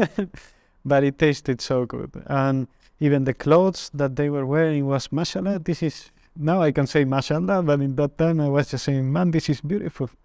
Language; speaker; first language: English; non-native, fluent; Spanish